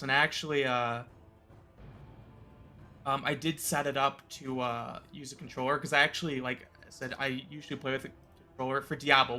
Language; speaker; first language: English; native; English